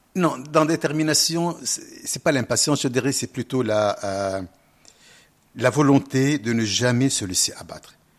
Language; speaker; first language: French; non-native, local second language; Arabic